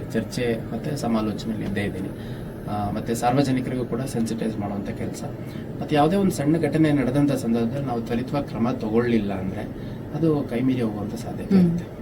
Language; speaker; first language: Kannada; native; Kannada